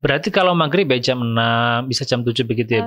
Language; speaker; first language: Indonesian; native; Indonesian